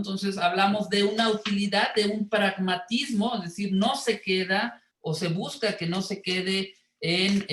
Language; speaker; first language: Spanish; native; Spanish